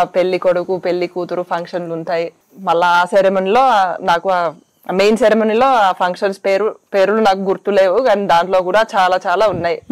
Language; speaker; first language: Telugu; non-native, fluent; Finnish